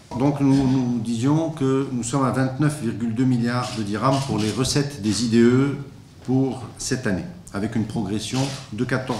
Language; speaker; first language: French; non-native, local second language; Arabic